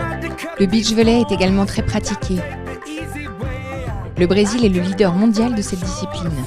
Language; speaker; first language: French; native; French